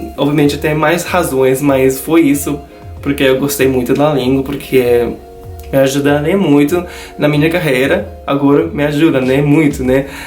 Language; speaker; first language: Portuguese; non-native, learner; English